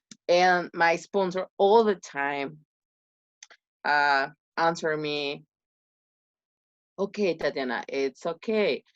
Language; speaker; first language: English; non-native, learner; Spanish